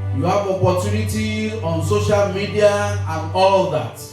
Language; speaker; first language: English; non-native, local second language; Yoruba